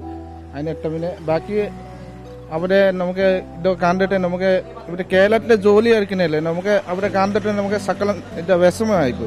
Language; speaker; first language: Malayalam; non-native, learner; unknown